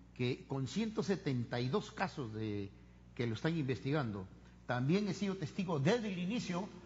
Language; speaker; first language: Spanish; native; Spanish